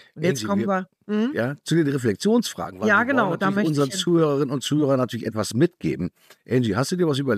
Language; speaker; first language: German; native; German